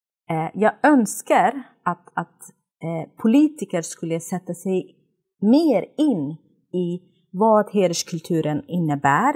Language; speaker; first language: Swedish; non-native, fluent; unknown